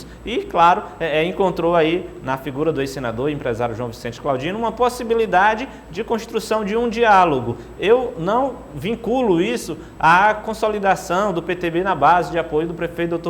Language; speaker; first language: Portuguese; native; Portuguese